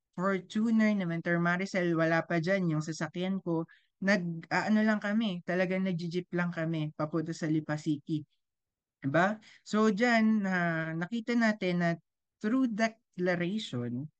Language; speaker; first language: Filipino; native; Filipino